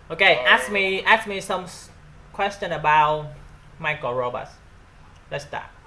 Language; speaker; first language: English; non-native, learner; Vietnamese